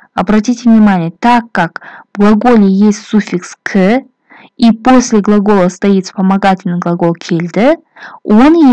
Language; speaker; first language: Russian; non-native, local second language; Kazakh